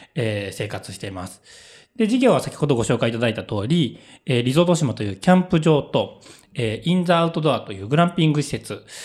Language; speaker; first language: Japanese; native; Japanese